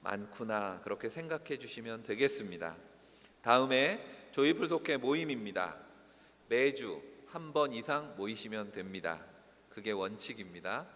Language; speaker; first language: Korean; native; Korean